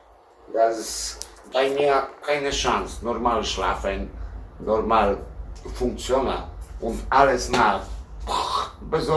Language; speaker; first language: German; non-native, learner; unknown